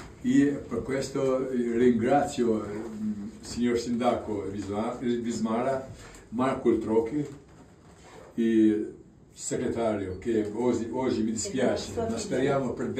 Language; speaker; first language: Italian; non-native, learner; Albanian